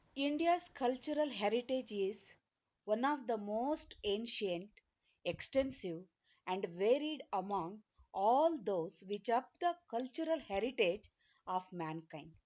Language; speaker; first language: English; non-native, local second language; Kannada